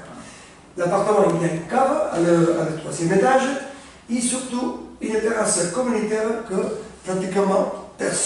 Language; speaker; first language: French; non-native, learner; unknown